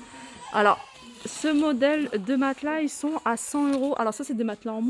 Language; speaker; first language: French; native; French